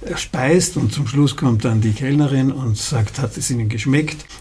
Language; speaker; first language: German; native; German